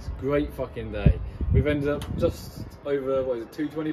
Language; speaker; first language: English; native; English